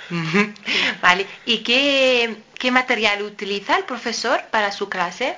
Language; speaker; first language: Spanish; native; Spanish